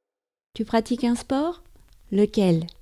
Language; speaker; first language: French; native; French